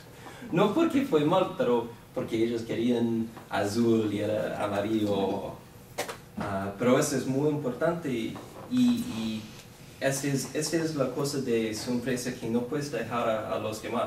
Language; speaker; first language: Spanish; non-native, fluent; English